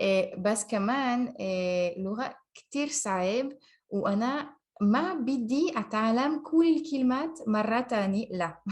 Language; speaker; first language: Arabic; non-native, learner; French